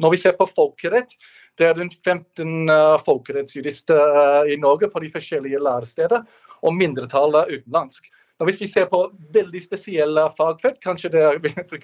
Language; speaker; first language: Norwegian; non-native, fluent; English